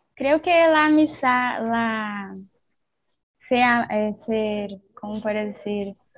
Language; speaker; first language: Spanish; non-native, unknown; Portuguese